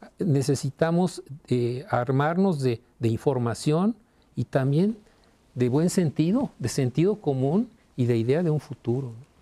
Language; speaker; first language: Spanish; native; Spanish